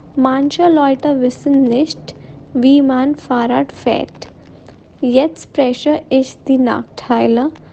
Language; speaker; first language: German; non-native, learner; Hindi